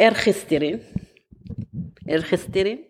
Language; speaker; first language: Dutch; non-native, learner; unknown